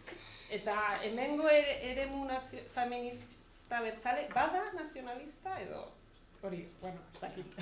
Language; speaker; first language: Basque; non-native, fluent; Catalan